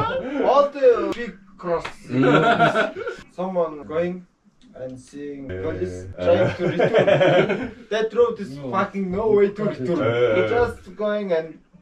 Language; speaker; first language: English; non-native, learner; Mongolian